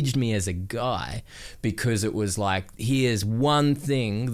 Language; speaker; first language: English; native; English